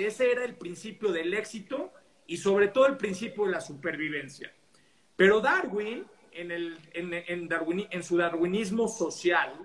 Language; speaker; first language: Spanish; native; Spanish